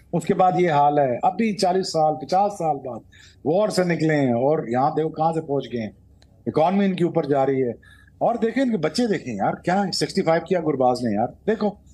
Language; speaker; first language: Urdu; non-native, local second language; Punjabi